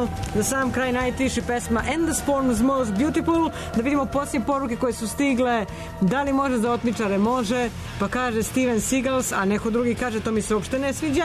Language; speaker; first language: Serbian; native; Serbian